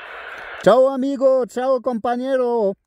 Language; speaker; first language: Spanish; non-native, learner; French